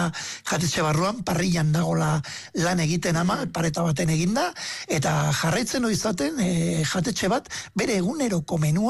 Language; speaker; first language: Basque; native; Basque